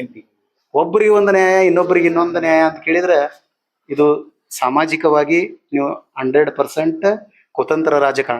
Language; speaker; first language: Kannada; native; Kannada